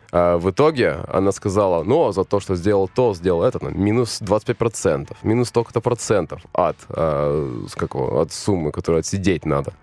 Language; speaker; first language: Russian; native; Russian